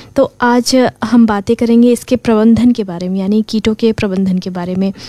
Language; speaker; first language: Hindi; native; Hindi